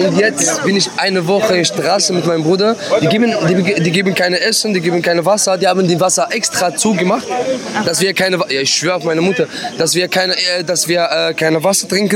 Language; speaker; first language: German; non-native, learner; Arabic